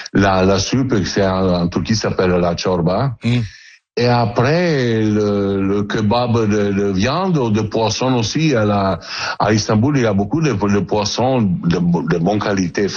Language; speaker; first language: French; non-native, learner; Italian